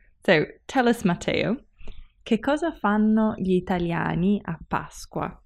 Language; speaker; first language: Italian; non-native, learner; English